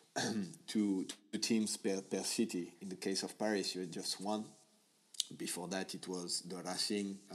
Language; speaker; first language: English; non-native, fluent; French